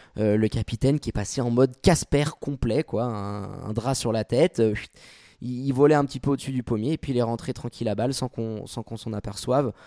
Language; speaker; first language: French; native; French